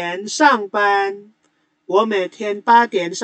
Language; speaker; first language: Chinese; non-native, fluent; Indonesian